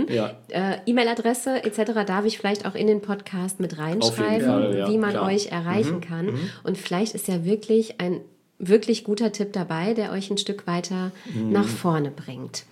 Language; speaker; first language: German; native; German